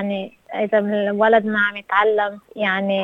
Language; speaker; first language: Arabic; early bilingual, heritage; Arabic